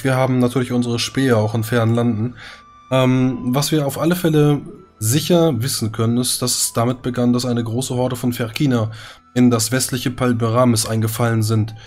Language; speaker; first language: German; native; German